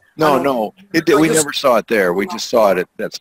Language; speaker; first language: English; native; English